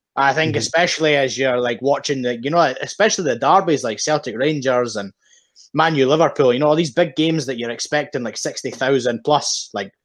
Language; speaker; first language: English; native; English